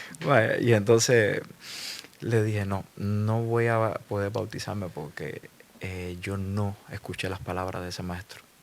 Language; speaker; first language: Spanish; native; Spanish